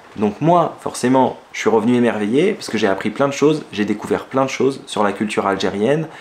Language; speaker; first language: French; native; French